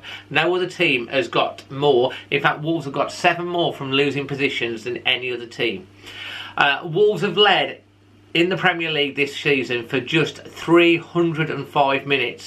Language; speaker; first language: English; native; English